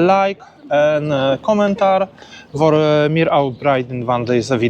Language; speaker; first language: Dutch; non-native, learner; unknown